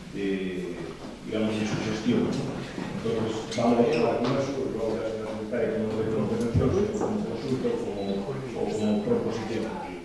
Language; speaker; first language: Spanish; non-native, local second language; Galician